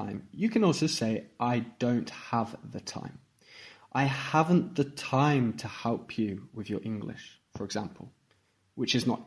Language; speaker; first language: English; native; English